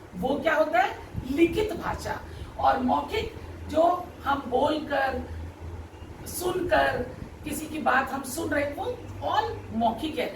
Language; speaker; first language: Hindi; native; Hindi